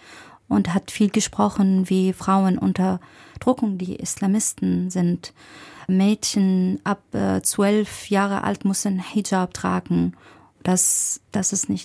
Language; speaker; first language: German; non-native, fluent; Arabic